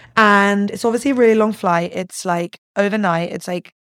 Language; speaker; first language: English; native; English